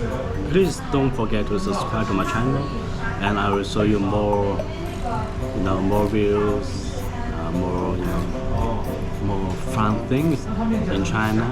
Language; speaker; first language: English; non-native, fluent; Chinese